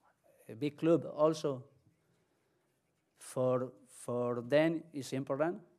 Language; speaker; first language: English; non-native, learner; Spanish